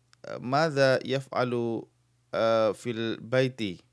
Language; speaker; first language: Arabic; non-native, fluent; Indonesian